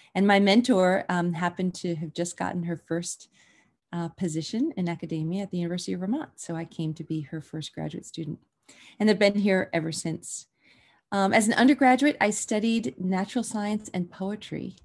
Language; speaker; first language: English; native; English